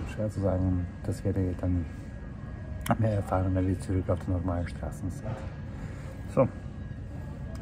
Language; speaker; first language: German; non-native, fluent; Slovak